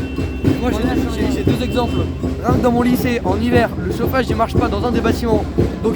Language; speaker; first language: French; native; French